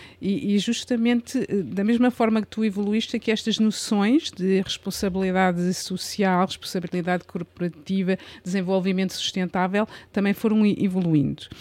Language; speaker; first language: Portuguese; native; Portuguese